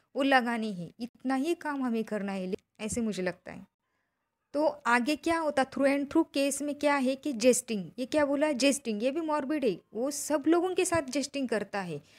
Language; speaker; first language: Hindi; non-native, local second language; Marathi